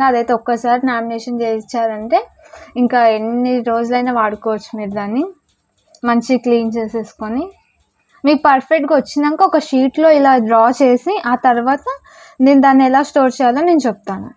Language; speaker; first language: Telugu; native; Telugu